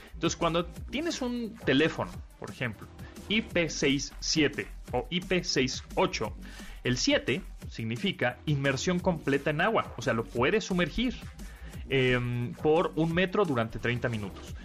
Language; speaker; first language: Spanish; native; Spanish